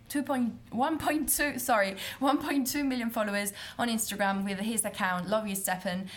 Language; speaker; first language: English; non-native, fluent; Italian